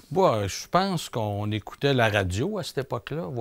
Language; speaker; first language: French; native; French